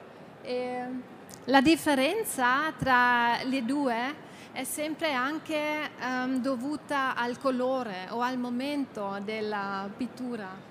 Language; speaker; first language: Italian; non-native, fluent; German